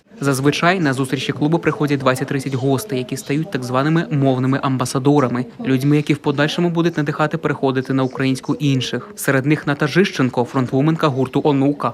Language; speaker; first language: Ukrainian; native; Ukrainian